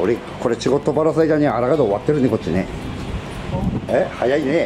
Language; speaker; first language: Japanese; native; Japanese